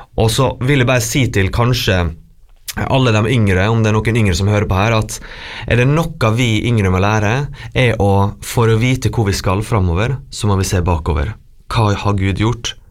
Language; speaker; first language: Norwegian; native; Norwegian